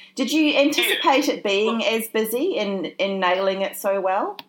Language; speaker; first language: English; native; English